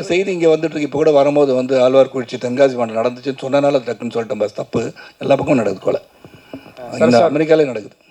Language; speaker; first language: Tamil; native; Tamil